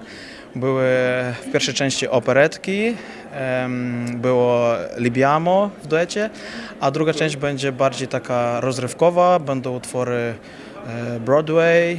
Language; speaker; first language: Polish; non-native, fluent; Ukrainian